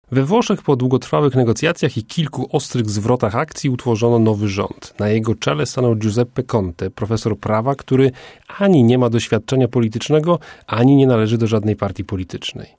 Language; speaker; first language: Polish; native; Polish